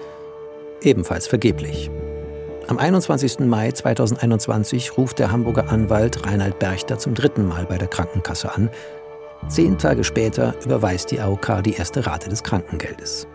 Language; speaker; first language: German; native; German